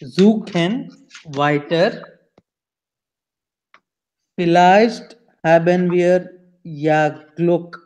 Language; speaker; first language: German; non-native, learner; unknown